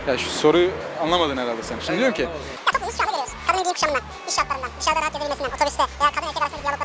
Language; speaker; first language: Turkish; native; Turkish